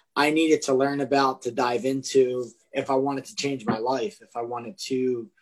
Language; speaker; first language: English; native; English